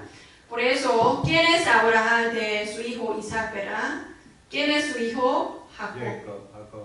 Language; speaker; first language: Spanish; non-native, learner; Korean